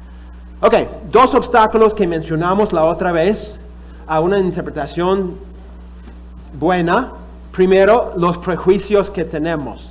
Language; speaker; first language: Spanish; non-native, fluent; English